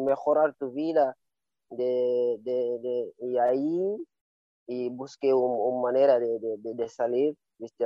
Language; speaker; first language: Spanish; non-native, learner; Wolof